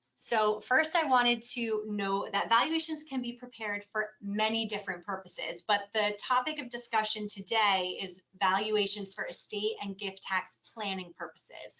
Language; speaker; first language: English; native; English